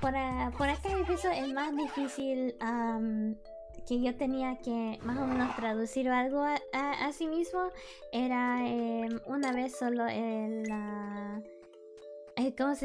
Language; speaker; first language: Spanish; early bilingual, heritage; Spanish